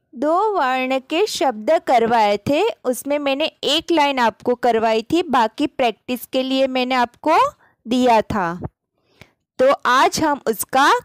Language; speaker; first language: Hindi; non-native, local second language; Gujarati